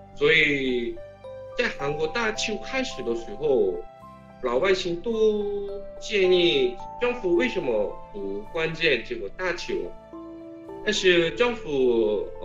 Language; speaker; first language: Chinese; non-native, fluent; Korean